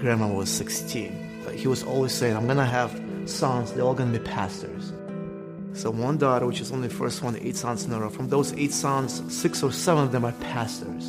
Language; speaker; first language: English; non-native, fluent; Russian